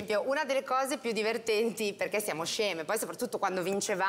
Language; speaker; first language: Italian; native; Italian